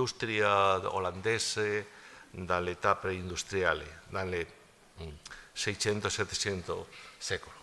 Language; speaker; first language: Italian; non-native, learner; Spanish